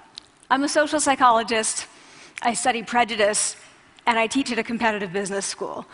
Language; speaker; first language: English; native; English